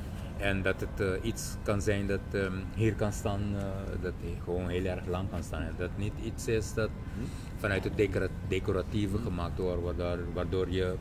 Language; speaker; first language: Dutch; non-native, local second language; Papiamento